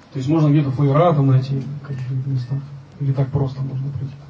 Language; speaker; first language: Russian; native; Russian